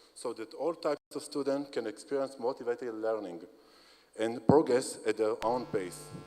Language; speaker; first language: English; non-native, fluent; Hebrew